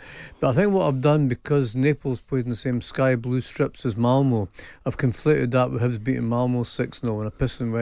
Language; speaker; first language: English; native; English